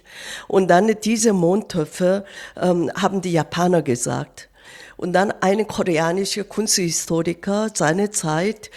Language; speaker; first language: German; non-native, fluent; Korean